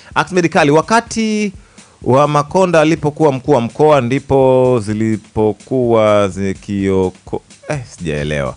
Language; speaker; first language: Swahili; native; Swahili